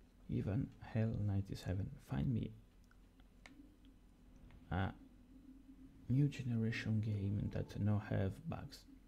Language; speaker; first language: English; non-native, learner; Italian